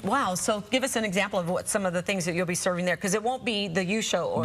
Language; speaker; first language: English; native; English